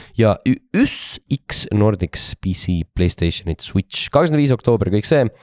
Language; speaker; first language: Estonian; native; Estonian